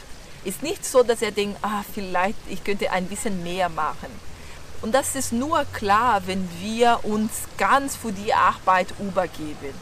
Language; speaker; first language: German; non-native, fluent; Portuguese